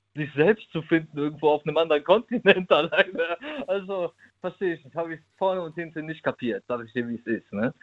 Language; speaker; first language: German; native; German